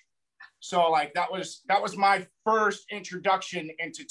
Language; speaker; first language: English; native; English